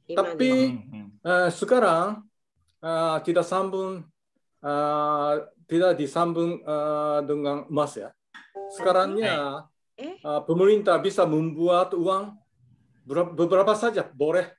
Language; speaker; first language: Indonesian; non-native, learner; Japanese